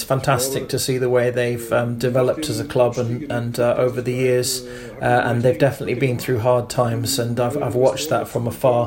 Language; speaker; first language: English; non-native, fluent; German